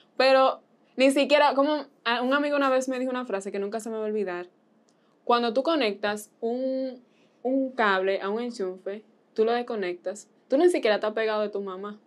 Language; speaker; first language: Spanish; native; Spanish